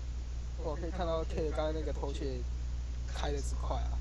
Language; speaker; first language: Chinese; native; Chinese